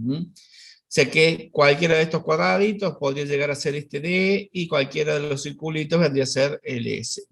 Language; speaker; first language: Spanish; native; Spanish